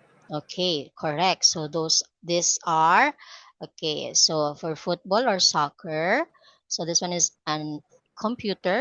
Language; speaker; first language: English; non-native, fluent; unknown